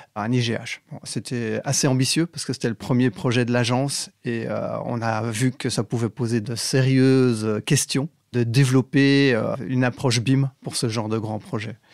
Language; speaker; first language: French; native; French